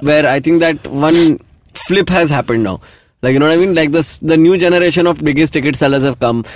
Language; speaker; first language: English; non-native, local second language; Hindi